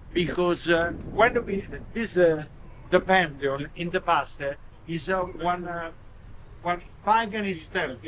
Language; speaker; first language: English; non-native, learner; Italian